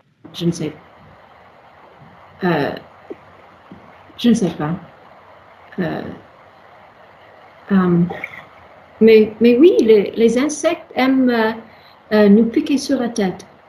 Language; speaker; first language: French; non-native, learner; English